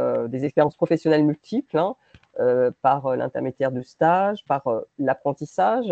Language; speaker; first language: French; native; French